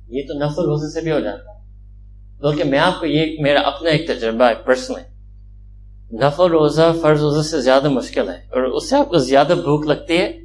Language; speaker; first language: Urdu; early bilingual, heritage; Urdu